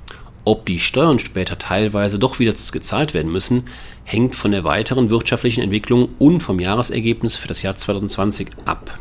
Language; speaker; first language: German; native; German